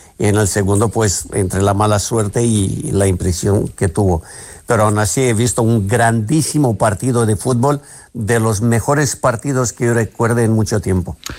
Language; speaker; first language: Spanish; non-native, fluent; Romanian